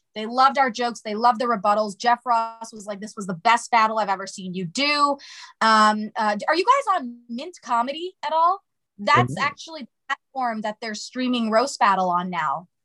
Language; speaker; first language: English; native; English